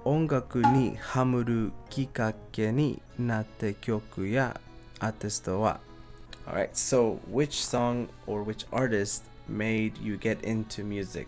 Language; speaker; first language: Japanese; non-native, learner; English